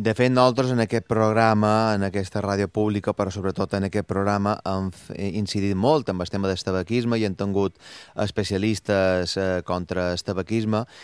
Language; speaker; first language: Catalan; native; Catalan